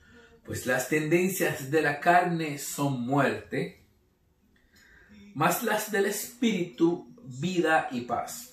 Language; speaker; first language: Spanish; native; Spanish